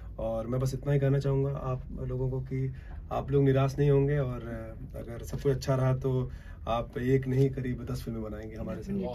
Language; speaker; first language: Hindi; native; Hindi